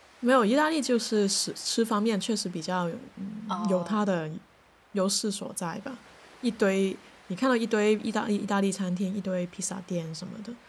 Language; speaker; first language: Chinese; non-native, local second language; Cantonese